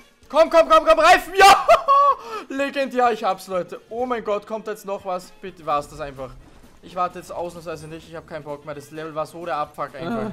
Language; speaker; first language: German; native; German